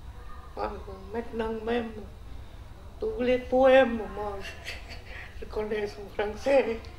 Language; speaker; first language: French; non-native, learner; Vietnamese